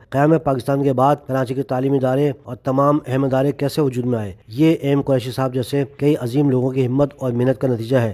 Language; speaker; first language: Urdu; native; Urdu